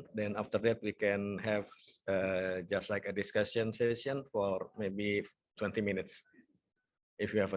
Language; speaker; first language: English; non-native, fluent; Indonesian